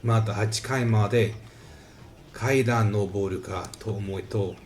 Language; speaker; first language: Japanese; non-native, learner; English